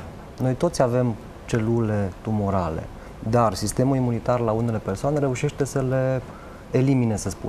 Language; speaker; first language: Romanian; native; Romanian